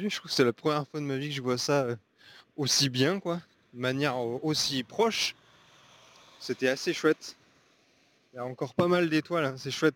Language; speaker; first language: French; native; French